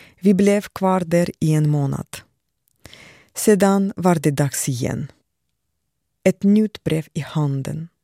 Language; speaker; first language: Swedish; non-native, fluent; Russian